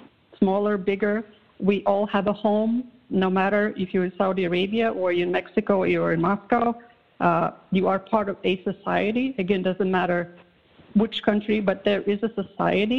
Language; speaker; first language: English; non-native, fluent; Latvian